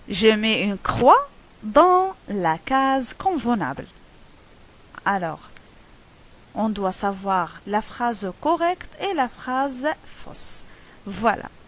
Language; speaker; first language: French; non-native, local second language; Arabic